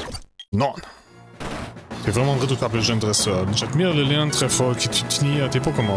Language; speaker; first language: French; non-native, learner; German